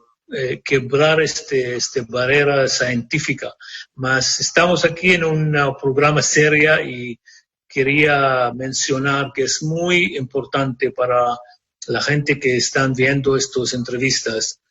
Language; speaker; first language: Spanish; non-native, fluent; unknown